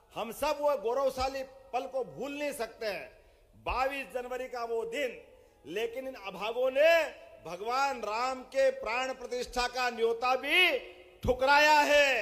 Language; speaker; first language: Hindi; native; Hindi